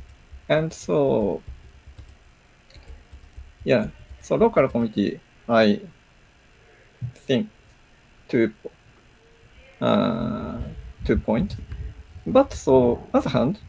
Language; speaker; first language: English; non-native, learner; Japanese